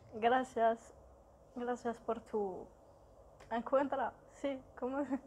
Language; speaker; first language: Spanish; non-native, learner; Arabic